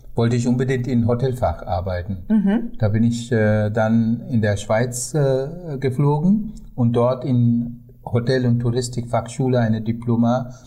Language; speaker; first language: German; non-native, fluent; Sinhala